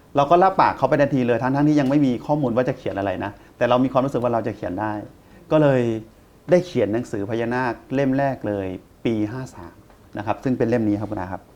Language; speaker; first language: Thai; native; Thai